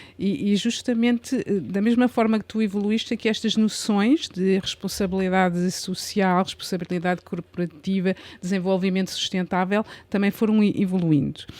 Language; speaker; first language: Portuguese; native; Portuguese